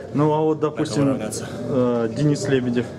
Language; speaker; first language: Russian; native; Russian